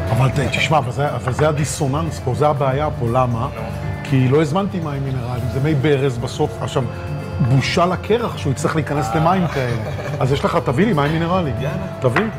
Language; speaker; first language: Hebrew; native; Hebrew